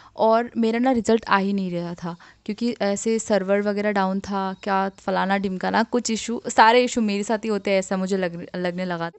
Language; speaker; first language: Hindi; non-native, local second language; Assamese